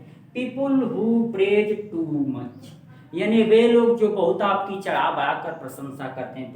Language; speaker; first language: Hindi; native; Hindi